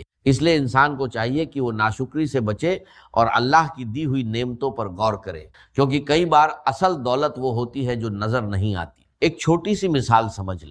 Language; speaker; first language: Urdu; native; Urdu